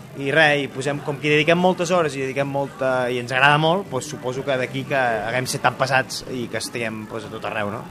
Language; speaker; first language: Catalan; native; Catalan